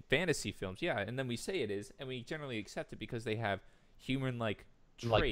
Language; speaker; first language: English; native; English